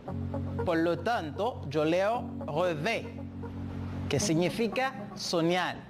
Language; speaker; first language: Spanish; non-native, fluent; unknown